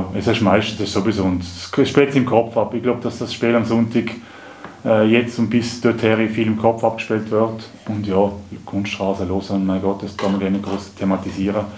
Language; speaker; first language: German; native; German